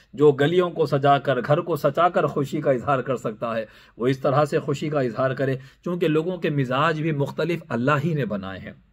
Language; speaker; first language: Urdu; native; Urdu